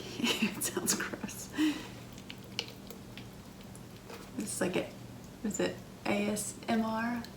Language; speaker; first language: English; native; English